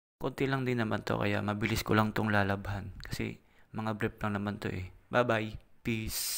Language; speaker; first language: Filipino; non-native, local second language; Cebuano